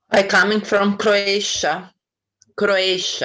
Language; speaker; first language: English; non-native, learner; Croatian